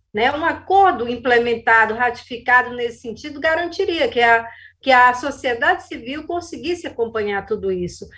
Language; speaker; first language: Portuguese; native; Portuguese